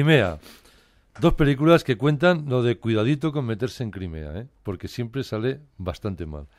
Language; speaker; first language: Spanish; native; Spanish